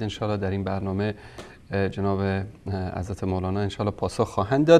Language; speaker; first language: Persian; native; Persian